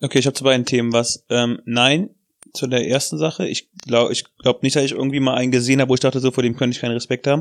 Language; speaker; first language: German; native; German